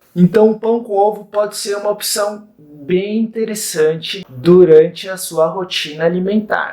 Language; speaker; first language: Portuguese; native; Portuguese